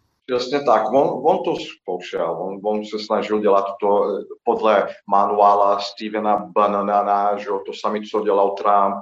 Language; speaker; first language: Czech; non-native, fluent; Portuguese